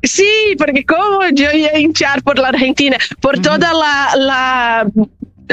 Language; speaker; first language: Spanish; non-native, fluent; Portuguese